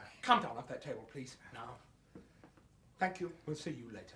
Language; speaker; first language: English; native; English